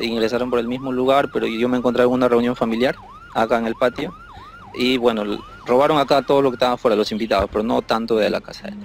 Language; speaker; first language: Spanish; native; Spanish